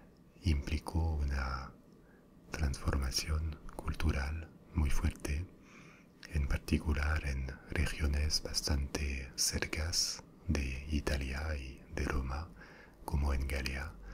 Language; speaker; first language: Spanish; non-native, fluent; French